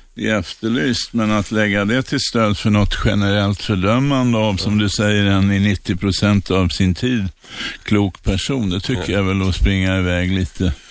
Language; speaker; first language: Swedish; native; Swedish